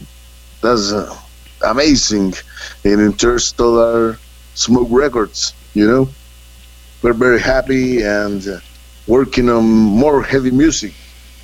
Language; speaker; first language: English; non-native, fluent; Spanish